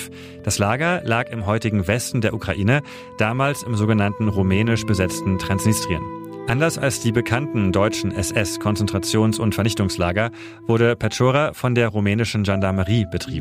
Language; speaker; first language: German; native; German